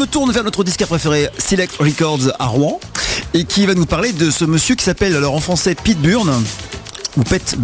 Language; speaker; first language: French; native; French